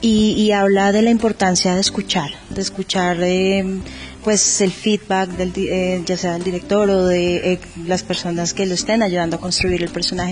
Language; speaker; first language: Spanish; native; Spanish